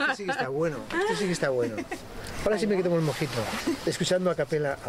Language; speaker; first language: Spanish; native; Spanish